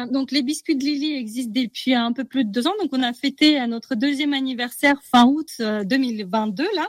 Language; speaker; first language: French; native; French